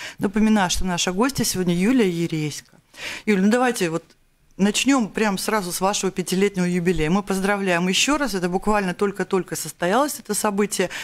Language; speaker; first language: Russian; native; Russian